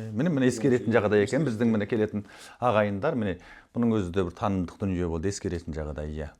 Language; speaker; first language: Kazakh; early bilingual, heritage; Kazakh